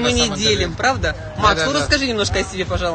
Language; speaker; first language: Russian; native; Russian